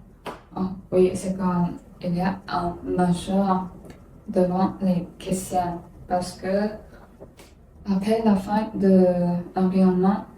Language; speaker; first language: French; non-native, learner; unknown